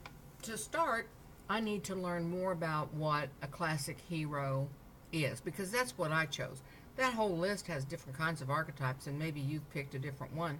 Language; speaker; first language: English; native; English